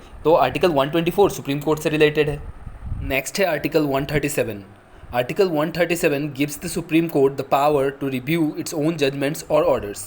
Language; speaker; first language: Hindi; native; Hindi